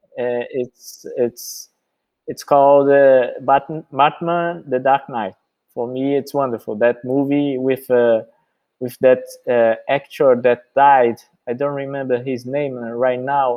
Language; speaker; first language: English; non-native, fluent; Portuguese